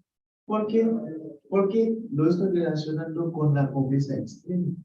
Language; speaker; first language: Spanish; non-native, fluent; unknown